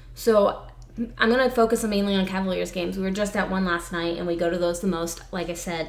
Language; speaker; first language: English; native; English